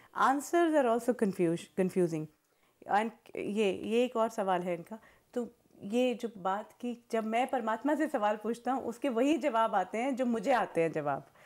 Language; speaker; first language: Hindi; native; Hindi